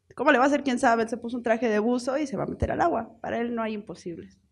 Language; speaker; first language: Spanish; native; Spanish